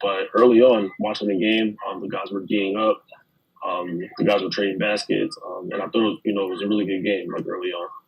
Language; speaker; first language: English; native; English